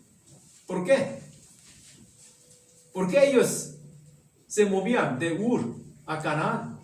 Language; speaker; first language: Spanish; non-native, learner; Korean